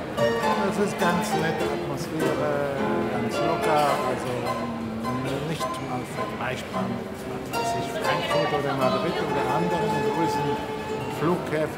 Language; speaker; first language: German; non-native, fluent; Polish